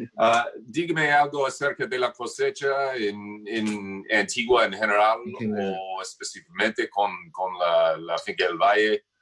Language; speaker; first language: Spanish; non-native, fluent; English